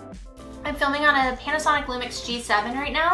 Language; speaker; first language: English; native; English